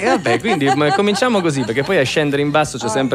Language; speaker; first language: Italian; native; Italian